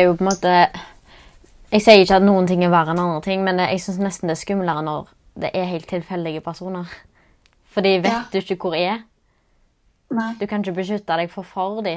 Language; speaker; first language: Norwegian; native; Norwegian